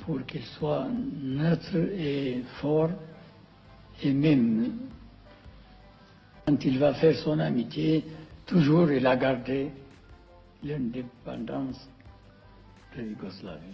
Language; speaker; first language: French; non-native, fluent; Amharic